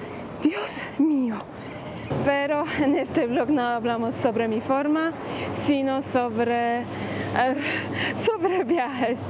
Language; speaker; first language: Spanish; non-native, fluent; Polish